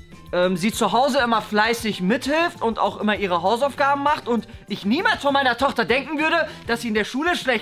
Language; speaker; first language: German; native; German